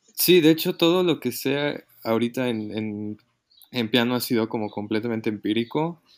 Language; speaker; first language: Spanish; native; Spanish